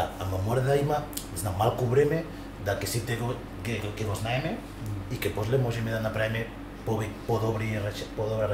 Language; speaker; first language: Macedonian; non-native, learner; Spanish